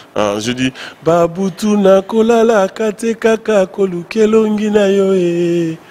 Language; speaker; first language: French; non-native, local second language; Lingala